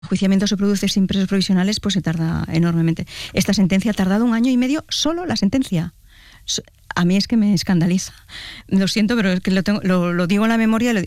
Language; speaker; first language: Spanish; native; Spanish